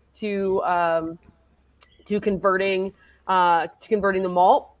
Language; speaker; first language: English; native; English